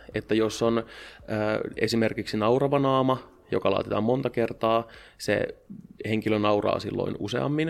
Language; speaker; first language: Finnish; native; Finnish